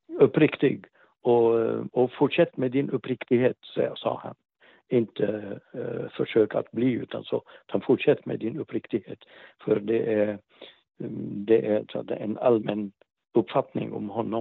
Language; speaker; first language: Swedish; non-native, fluent; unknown